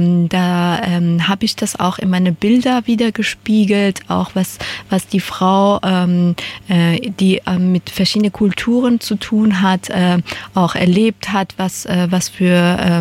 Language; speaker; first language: German; non-native, fluent; Persian